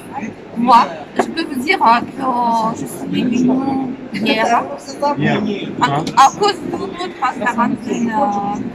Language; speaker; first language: French; non-native, learner; Russian